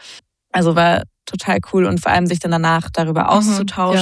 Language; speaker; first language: German; native; German